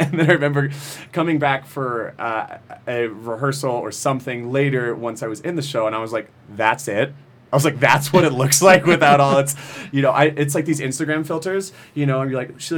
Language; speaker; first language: English; native; English